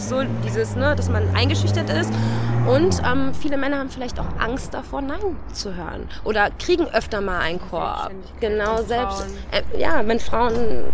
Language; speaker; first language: German; native; German